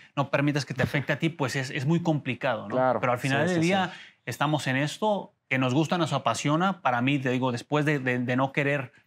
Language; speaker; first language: Spanish; native; Spanish